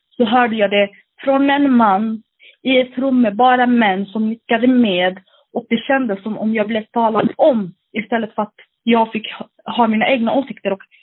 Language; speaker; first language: Swedish; early bilingual, other home language; Arabic